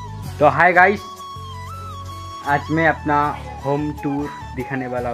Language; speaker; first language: Hindi; non-native, local second language; Bangla